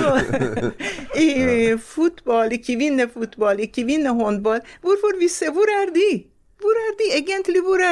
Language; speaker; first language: Norwegian; non-native, fluent; Persian